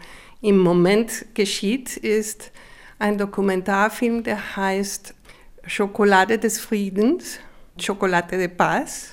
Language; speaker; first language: German; non-native, fluent; Spanish